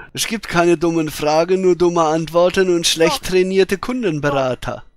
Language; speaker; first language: German; native; German